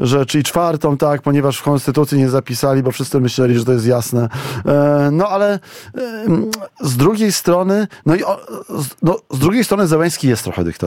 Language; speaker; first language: Polish; native; Polish